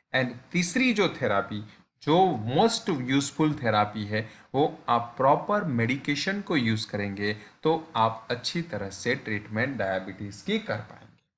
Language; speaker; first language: Hindi; non-native, local second language; Gujarati